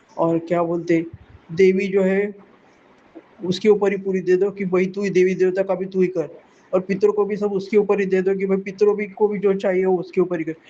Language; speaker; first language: Hindi; non-native, local second language; Marathi